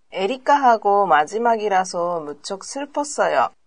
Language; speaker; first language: Korean; non-native, learner; Japanese